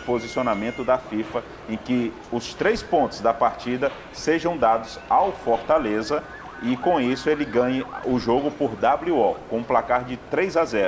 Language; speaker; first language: Portuguese; native; Portuguese